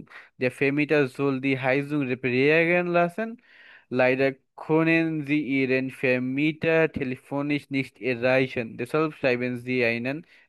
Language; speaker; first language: German; non-native, learner; Bangla